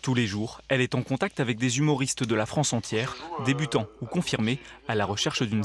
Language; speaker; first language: French; native; French